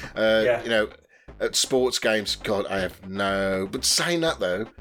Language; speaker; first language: English; native; English